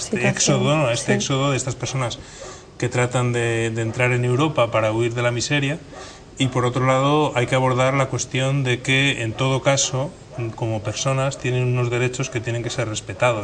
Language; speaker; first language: Spanish; native; Spanish